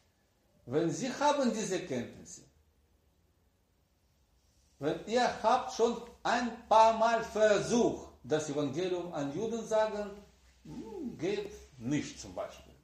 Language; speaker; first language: German; non-native, learner; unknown